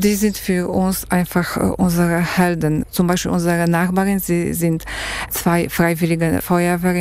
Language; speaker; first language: German; non-native, fluent; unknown